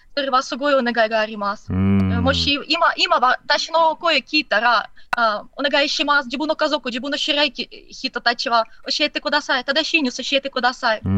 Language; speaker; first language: Japanese; non-native, learner; Ukrainian